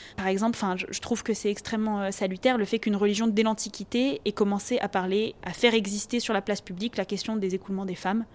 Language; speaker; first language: French; native; French